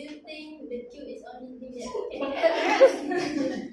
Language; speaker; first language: English; non-native, local second language; Malay